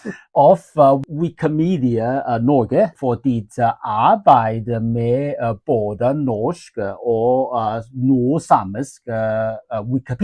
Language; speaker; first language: Norwegian; non-native, learner; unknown